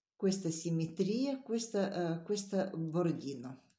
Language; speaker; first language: Italian; non-native, learner; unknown